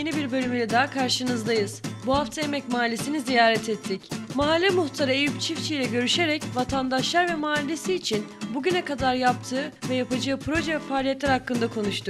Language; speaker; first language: Turkish; native; Turkish